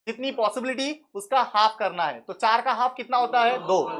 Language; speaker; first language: Hindi; non-native, local second language; Marathi